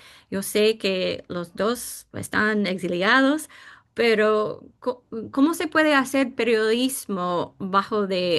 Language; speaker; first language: Spanish; non-native, fluent; English